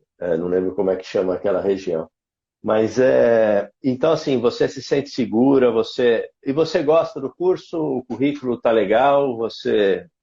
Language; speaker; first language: Portuguese; native; Portuguese